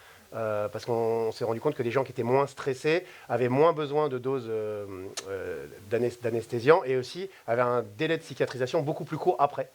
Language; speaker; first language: French; native; French